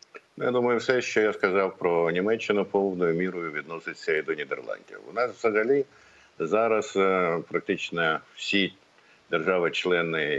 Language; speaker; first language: Ukrainian; native; Ukrainian